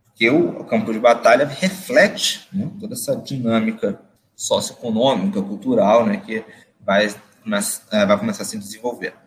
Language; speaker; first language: Portuguese; native; Portuguese